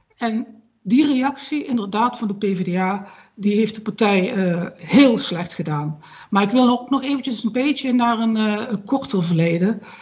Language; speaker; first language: Dutch; native; Dutch